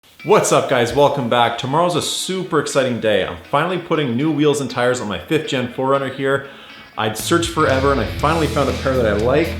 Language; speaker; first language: English; native; English